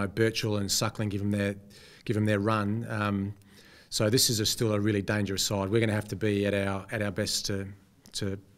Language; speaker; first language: English; native; English